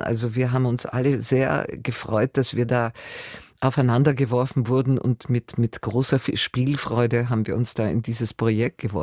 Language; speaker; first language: German; native; German